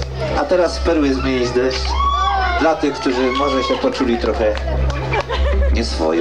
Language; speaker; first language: Polish; native; Polish